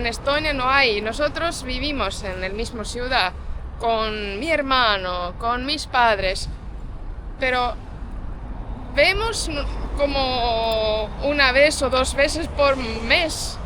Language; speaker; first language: Spanish; non-native, fluent; Estonian